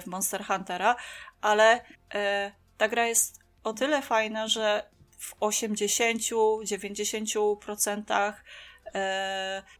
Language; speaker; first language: Polish; native; Polish